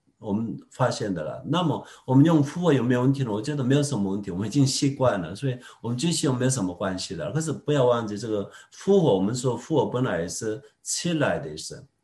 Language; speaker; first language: Chinese; non-native, fluent; Korean